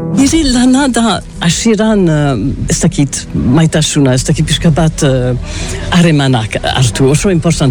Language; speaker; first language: Basque; non-native, learner; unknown